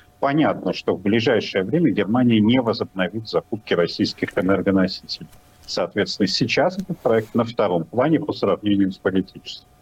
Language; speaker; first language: Russian; native; Russian